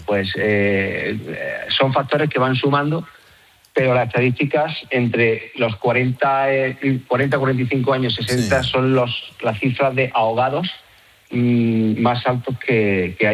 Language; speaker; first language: Spanish; native; Spanish